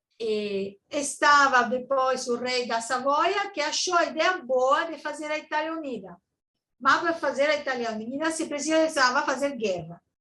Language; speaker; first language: Portuguese; non-native, learner; Italian